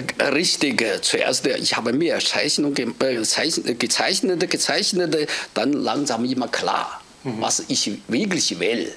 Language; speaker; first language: German; non-native, learner; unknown